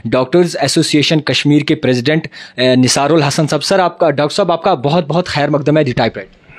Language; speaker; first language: Urdu; non-native, local second language; Kashmiri